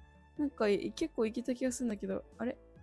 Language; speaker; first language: Japanese; native; Japanese